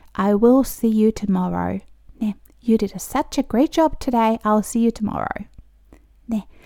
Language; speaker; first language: English; non-native, fluent; Japanese